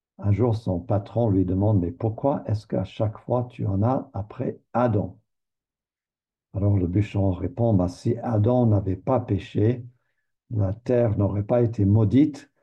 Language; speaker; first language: French; native; French